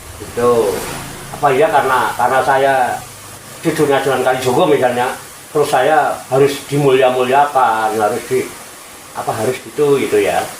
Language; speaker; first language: Indonesian; non-native, local second language; Javanese